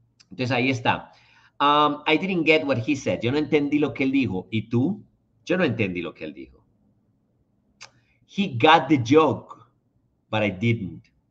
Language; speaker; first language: Spanish; native; Spanish